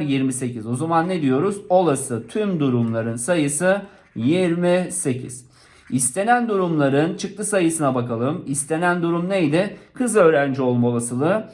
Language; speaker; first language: Turkish; native; Turkish